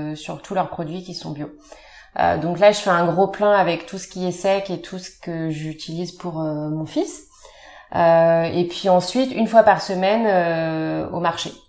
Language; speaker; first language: French; native; French